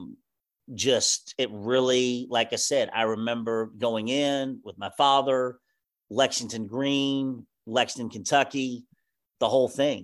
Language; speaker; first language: English; native; English